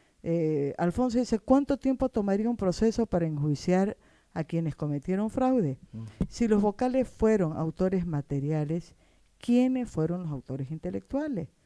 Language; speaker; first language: Spanish; native; Spanish